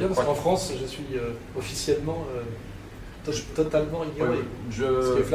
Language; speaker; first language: French; native; French